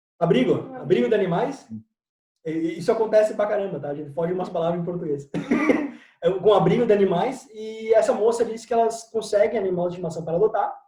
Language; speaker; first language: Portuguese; native; Portuguese